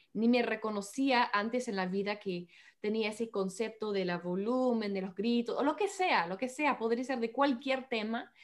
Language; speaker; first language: Spanish; non-native, fluent; English